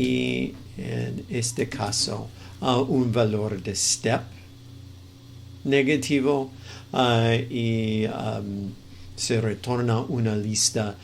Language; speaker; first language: Spanish; non-native, fluent; English